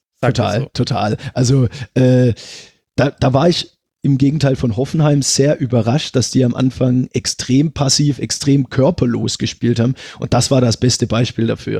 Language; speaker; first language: German; native; German